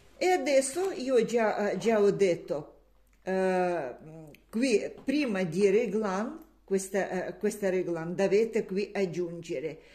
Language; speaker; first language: Italian; non-native, learner; Russian